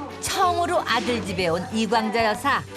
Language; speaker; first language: Korean; native; Korean